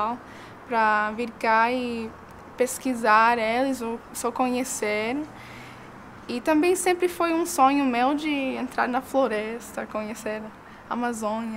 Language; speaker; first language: Portuguese; non-native, fluent; Spanish